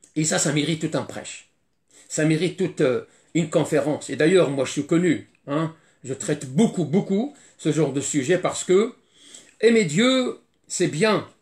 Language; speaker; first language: French; non-native, fluent; Arabic